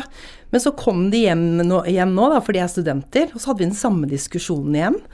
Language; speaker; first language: Norwegian; native; Norwegian